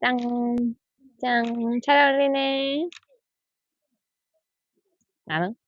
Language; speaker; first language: Korean; non-native, learner; Japanese